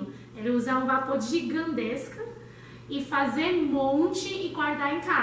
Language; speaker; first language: Portuguese; non-native, learner; Chinese